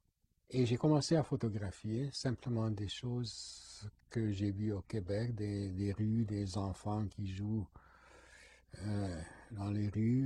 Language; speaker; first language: French; non-native, fluent; Hungarian